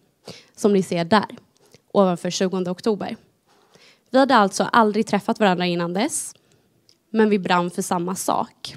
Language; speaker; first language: Swedish; native; Swedish